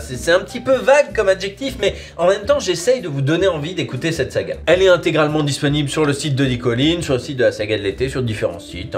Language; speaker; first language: French; native; French